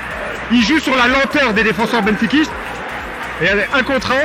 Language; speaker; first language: French; native; French